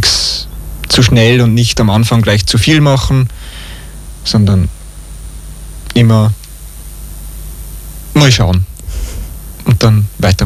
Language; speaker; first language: German; native; German